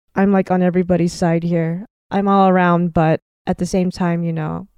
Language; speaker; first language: English; native; English